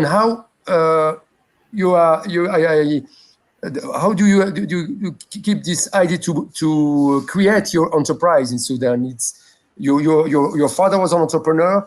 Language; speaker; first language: English; non-native, local second language; French